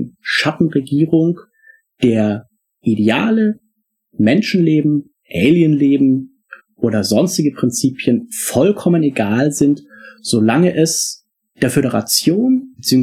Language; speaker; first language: German; native; German